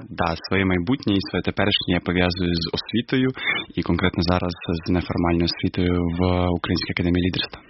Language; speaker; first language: Ukrainian; non-native, local second language; Crimean Tatar